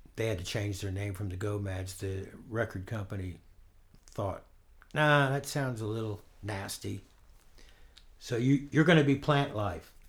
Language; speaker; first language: English; native; English